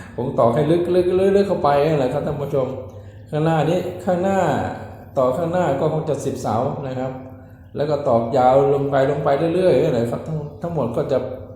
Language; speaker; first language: Thai; native; Thai